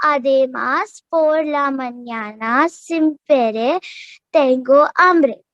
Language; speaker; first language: Spanish; non-native, learner; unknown